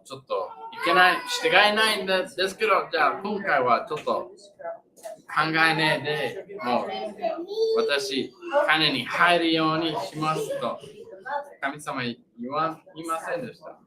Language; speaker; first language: Japanese; non-native, learner; English